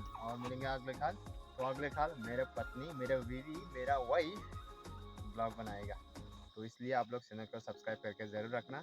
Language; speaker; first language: Hindi; non-native, local second language; Chakma